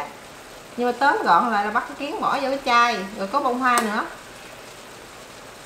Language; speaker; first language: Vietnamese; native; Vietnamese